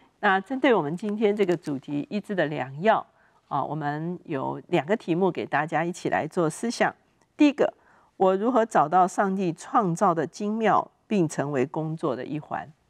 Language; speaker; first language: Chinese; native; Chinese